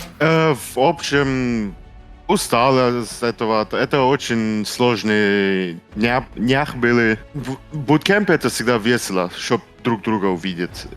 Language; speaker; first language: Russian; non-native, local second language; Ukrainian